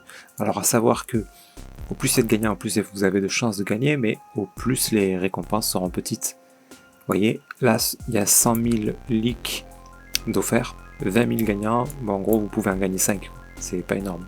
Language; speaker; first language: French; native; French